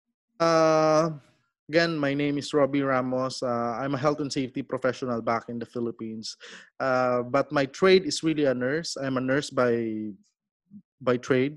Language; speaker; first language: English; non-native, local second language; Filipino